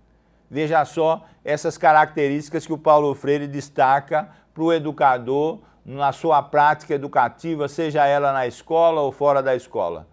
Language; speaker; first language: Portuguese; native; Portuguese